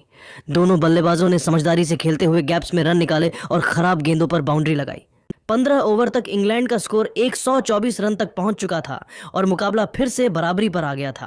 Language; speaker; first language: Hindi; native; Hindi